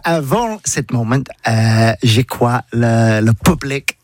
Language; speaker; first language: French; non-native, learner; English